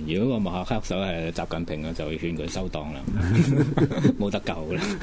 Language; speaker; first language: Chinese; non-native, local second language; Cantonese